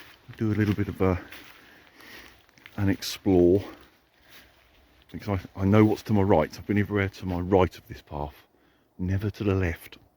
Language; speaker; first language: English; native; English